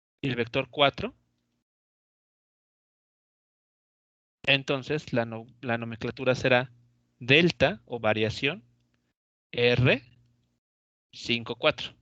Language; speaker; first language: Spanish; native; Spanish